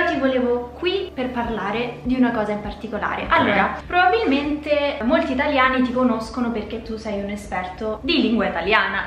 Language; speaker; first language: Italian; native; Italian